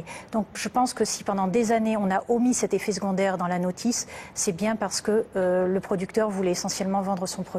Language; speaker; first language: French; native; French